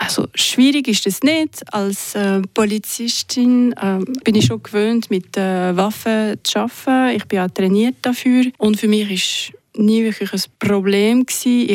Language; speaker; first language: German; non-native, local second language; French